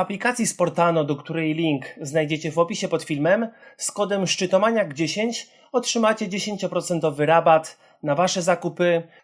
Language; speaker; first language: Polish; native; Polish